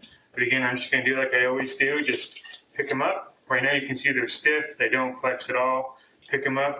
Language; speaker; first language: English; native; English